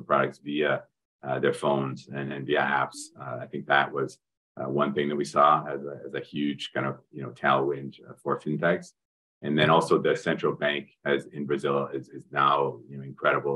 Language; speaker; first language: English; native; English